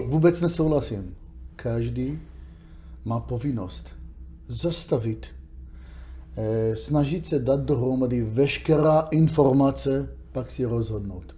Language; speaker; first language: Czech; non-native, learner; Hebrew